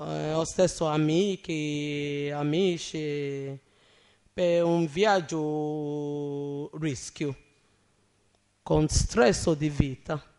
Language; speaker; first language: Italian; non-native, learner; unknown